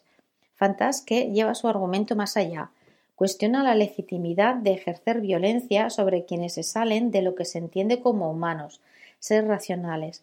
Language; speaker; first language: Spanish; native; Spanish